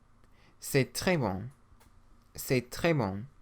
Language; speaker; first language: French; non-native, fluent; English